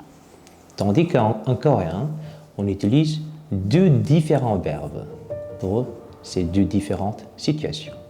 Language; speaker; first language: French; non-native, fluent; Korean